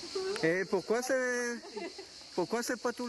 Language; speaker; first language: French; native; French